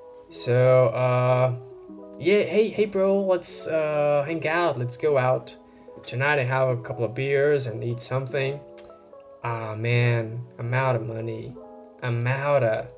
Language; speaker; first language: English; non-native, fluent; Portuguese